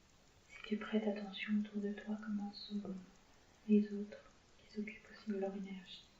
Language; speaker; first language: French; native; French